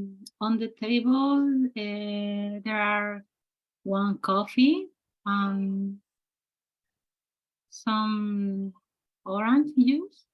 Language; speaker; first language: English; non-native, learner; Spanish